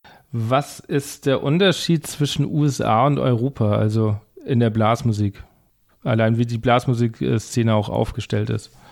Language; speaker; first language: German; native; German